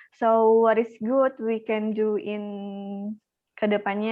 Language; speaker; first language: English; non-native, learner; Indonesian